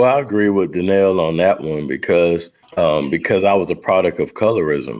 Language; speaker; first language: English; native; English